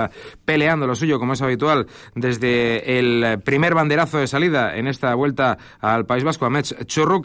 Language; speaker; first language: Spanish; native; Spanish